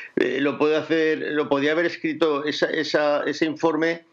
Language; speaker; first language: Spanish; native; Spanish